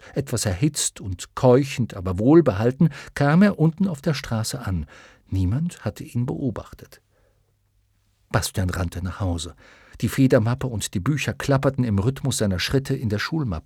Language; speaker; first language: German; native; German